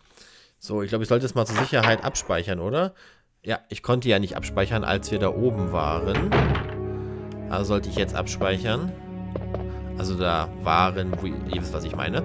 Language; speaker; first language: German; native; German